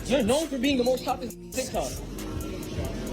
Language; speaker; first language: English; native; English